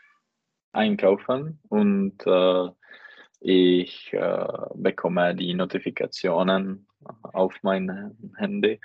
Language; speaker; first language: German; non-native, learner; Czech